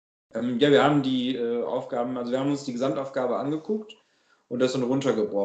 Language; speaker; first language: German; native; German